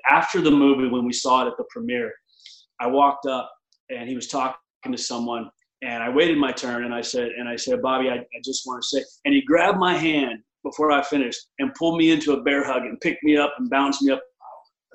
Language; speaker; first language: English; native; English